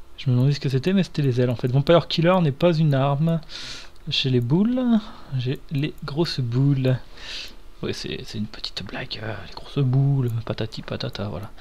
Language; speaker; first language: French; native; French